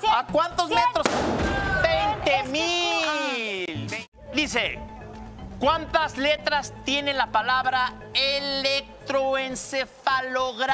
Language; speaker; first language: Spanish; native; Spanish